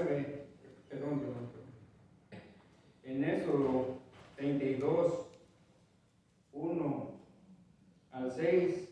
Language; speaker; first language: Spanish; native; Spanish